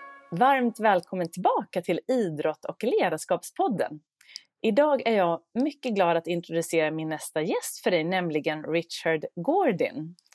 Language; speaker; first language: Swedish; native; Swedish